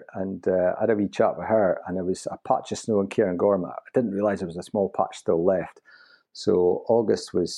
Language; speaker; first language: English; native; English